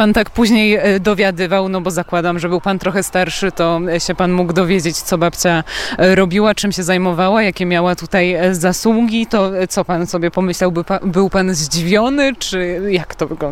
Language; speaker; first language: Polish; native; Polish